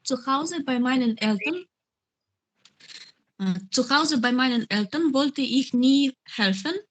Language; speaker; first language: German; non-native, learner; Macedonian